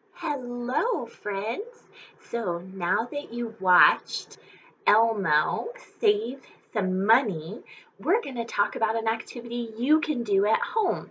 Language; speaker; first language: English; native; English